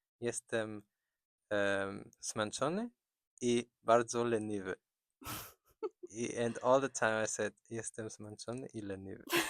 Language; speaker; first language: Polish; non-native, learner; German